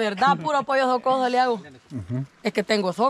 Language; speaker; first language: Spanish; native; Spanish